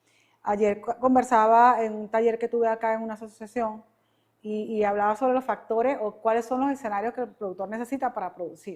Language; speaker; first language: Spanish; native; Spanish